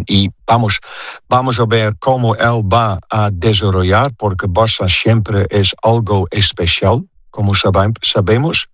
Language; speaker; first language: Spanish; non-native, fluent; Dutch